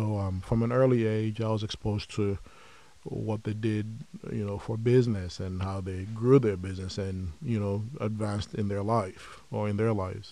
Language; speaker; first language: English; non-native, local second language; Yoruba